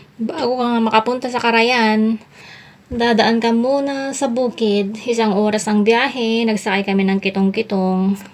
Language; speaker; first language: Filipino; non-native, local second language; Iloko